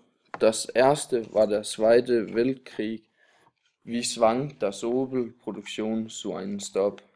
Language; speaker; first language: German; non-native, learner; Danish